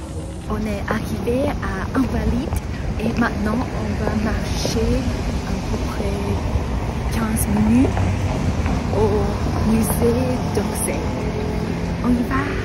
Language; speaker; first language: French; non-native, learner; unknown